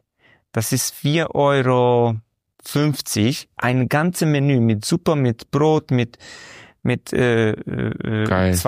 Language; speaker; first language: German; non-native, learner; Romanian